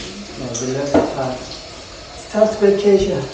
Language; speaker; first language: English; non-native, learner; Korean